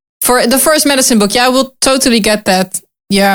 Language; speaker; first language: English; non-native, learner; Dutch